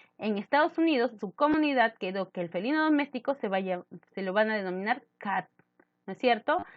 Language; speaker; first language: Spanish; native; Spanish